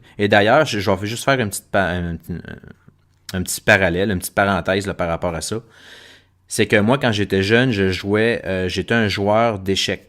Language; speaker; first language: French; native; French